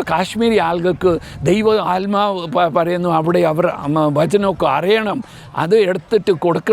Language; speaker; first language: Malayalam; early bilingual, heritage; Malayalam